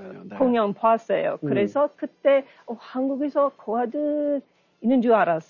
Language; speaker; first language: Korean; non-native, learner; English